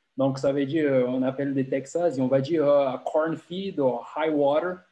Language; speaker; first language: French; non-native, fluent; Portuguese